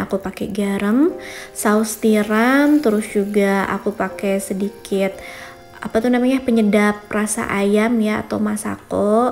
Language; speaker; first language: Indonesian; native; Indonesian